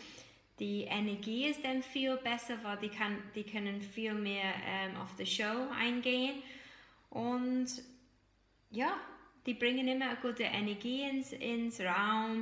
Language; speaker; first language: German; non-native, fluent; English